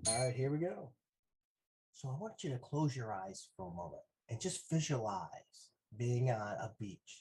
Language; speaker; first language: English; native; English